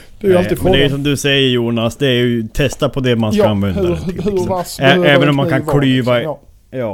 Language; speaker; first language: Swedish; native; Swedish